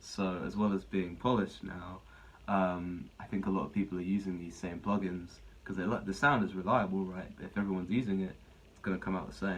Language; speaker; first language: English; native; English